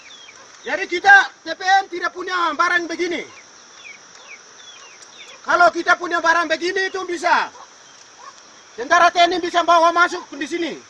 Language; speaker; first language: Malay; non-native, local second language; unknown